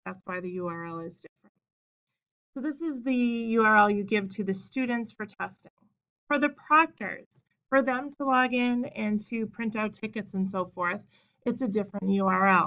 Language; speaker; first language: English; native; English